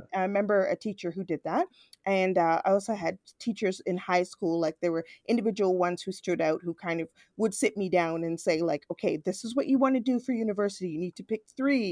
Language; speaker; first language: English; native; English